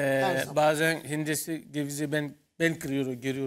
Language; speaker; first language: Turkish; non-native, learner; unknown